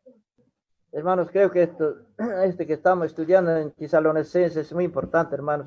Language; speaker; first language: Spanish; native; Spanish